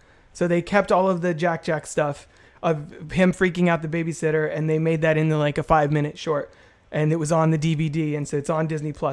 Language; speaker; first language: English; native; English